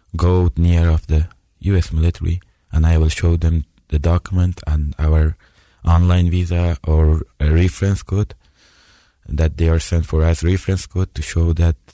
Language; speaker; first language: English; non-native, fluent; Persian